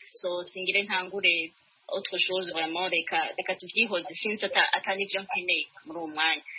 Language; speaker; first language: English; non-native, fluent; Rundi